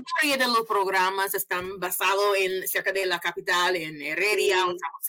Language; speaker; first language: Spanish; non-native, fluent; English